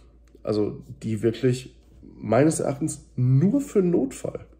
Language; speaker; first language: German; native; German